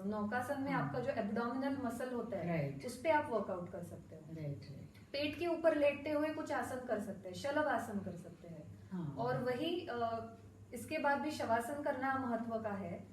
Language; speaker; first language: Hindi; non-native, local second language; Marathi